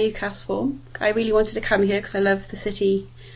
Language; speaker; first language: English; native; English